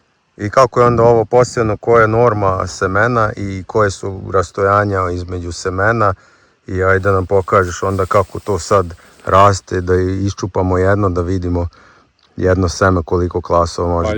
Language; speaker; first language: Croatian; native; Croatian